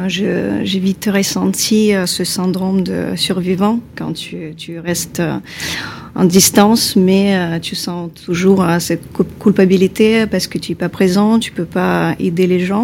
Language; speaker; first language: French; non-native, fluent; Ukrainian